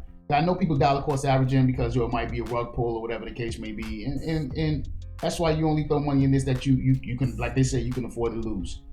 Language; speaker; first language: English; native; English